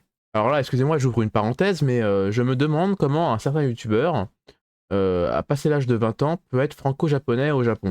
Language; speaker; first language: French; native; French